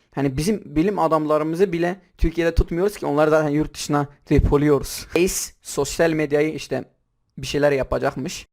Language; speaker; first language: Turkish; non-native, local second language; Kurdish